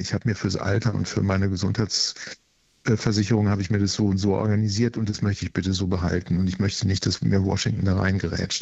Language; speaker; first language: German; native; German